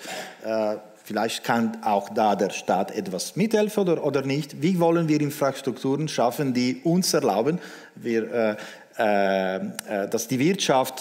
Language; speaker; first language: German; non-native, local second language; Italian